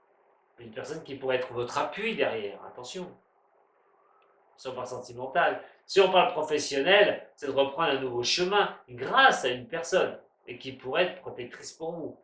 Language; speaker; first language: French; native; French